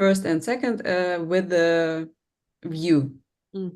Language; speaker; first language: English; non-native, learner; Russian